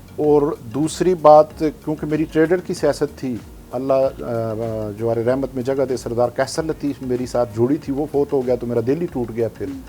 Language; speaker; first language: Urdu; non-native, local second language; Northern Hindko